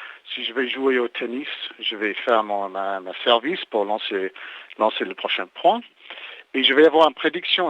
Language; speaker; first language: French; native; French